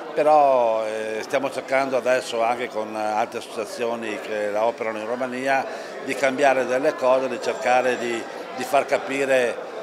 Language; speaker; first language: Italian; native; Italian